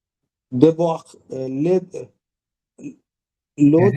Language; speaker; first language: French; non-native, learner; Bangla